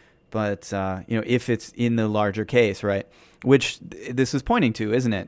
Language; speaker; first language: English; native; English